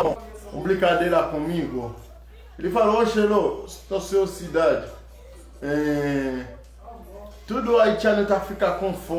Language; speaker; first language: Portuguese; non-native, learner; Haitian Creole